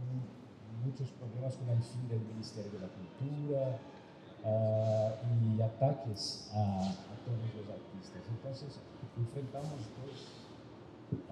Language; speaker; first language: Spanish; non-native, fluent; Portuguese